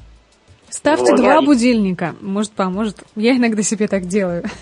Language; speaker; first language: Russian; native; Russian